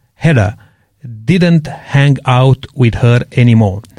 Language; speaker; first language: English; non-native, fluent; Romanian